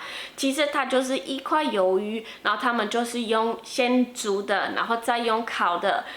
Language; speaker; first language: Chinese; non-native, fluent; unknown